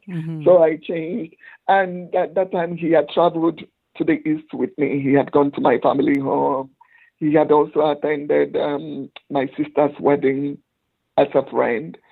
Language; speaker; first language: English; non-native, local second language; Igbo